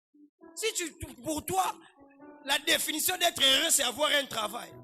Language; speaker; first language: French; non-native, local second language; Lingala